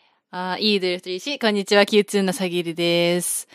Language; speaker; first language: Korean; non-native, fluent; English